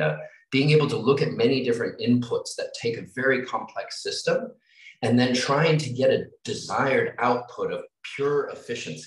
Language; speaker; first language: English; native; English